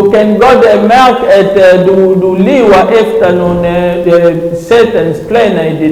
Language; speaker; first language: Danish; non-native, fluent; French